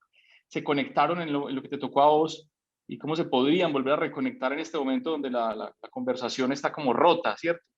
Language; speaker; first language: Spanish; native; Spanish